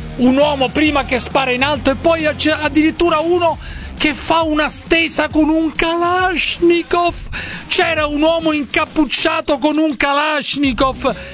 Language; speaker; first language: Italian; native; Italian